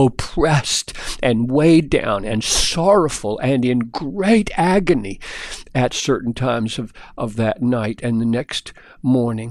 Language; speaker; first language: English; native; English